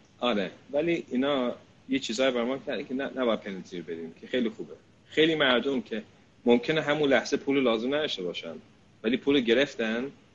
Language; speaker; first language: Persian; early bilingual, heritage; Persian